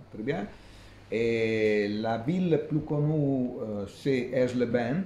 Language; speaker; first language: French; non-native, fluent; Italian